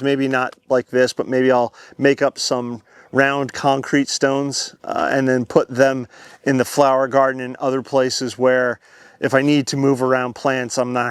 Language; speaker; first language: English; native; English